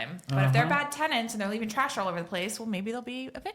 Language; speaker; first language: English; native; English